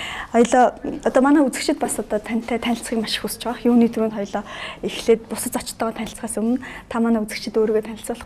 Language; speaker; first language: Mongolian; native; Mongolian